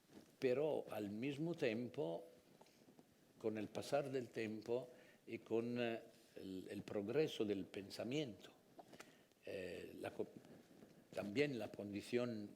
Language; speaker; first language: Spanish; non-native, fluent; Italian